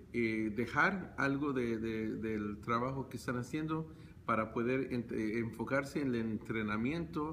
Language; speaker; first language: Spanish; early bilingual, heritage; Spanish